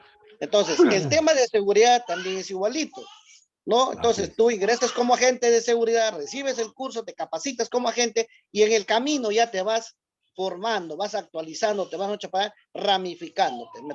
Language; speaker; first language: Spanish; native; Spanish